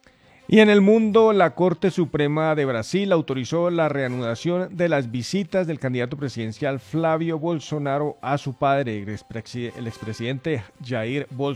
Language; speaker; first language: Spanish; native; Spanish